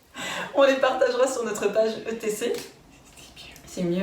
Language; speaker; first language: French; native; French